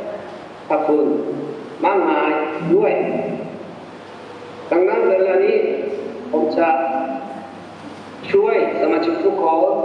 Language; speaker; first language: Thai; non-native, fluent; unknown